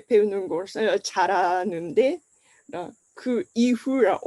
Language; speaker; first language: Korean; non-native, fluent; Japanese